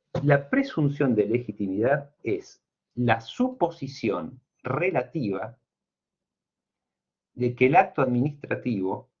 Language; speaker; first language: Spanish; native; Spanish